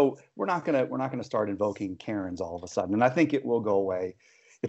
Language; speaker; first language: English; native; English